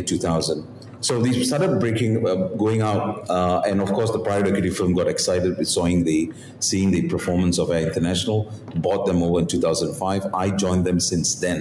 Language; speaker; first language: English; non-native, local second language; Tamil